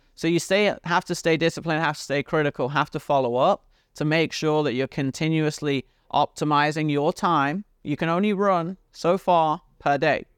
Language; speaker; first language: English; native; English